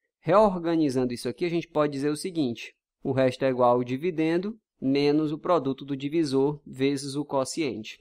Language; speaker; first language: Portuguese; native; Portuguese